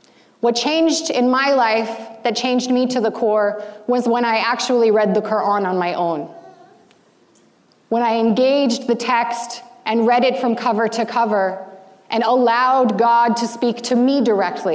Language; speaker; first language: English; native; English